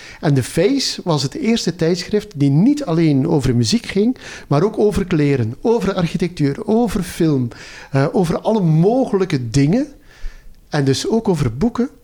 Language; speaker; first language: Dutch; native; Dutch